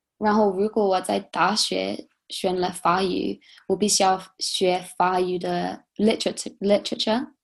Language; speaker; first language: Chinese; non-native, fluent; English